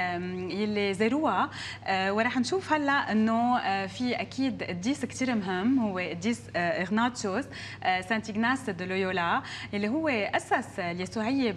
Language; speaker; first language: Arabic; native; Arabic